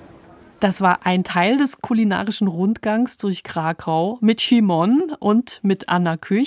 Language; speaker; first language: German; native; German